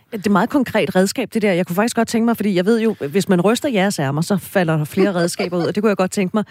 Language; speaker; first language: Danish; native; Danish